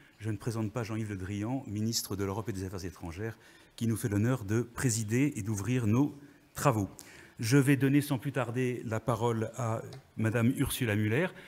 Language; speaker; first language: French; native; French